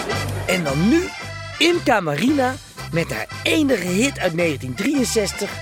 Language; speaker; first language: Dutch; native; Dutch